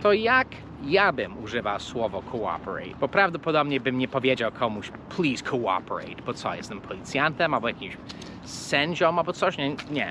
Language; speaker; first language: Polish; non-native, fluent; English